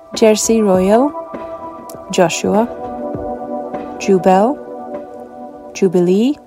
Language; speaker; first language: English; non-native, fluent; Icelandic